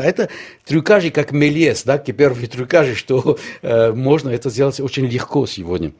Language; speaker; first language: Russian; non-native, local second language; Armenian